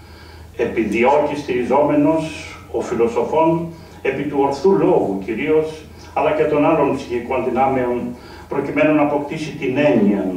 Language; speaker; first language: Greek; native; Greek